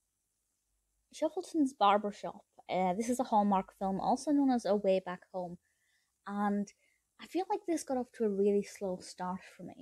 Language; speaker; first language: English; native; English